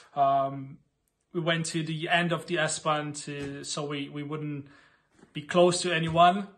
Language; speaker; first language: English; non-native, fluent; Portuguese